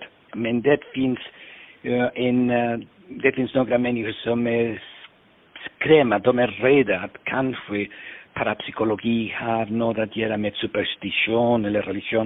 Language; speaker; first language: Swedish; non-native, fluent; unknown